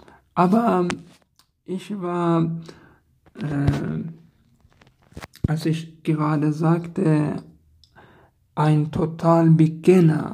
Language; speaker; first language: German; non-native, learner; Persian